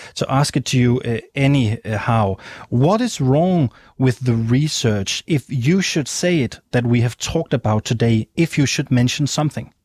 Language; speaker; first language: English; non-native, fluent; Danish